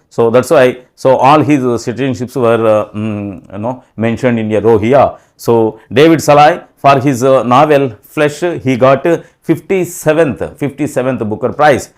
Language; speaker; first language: English; non-native, local second language; Telugu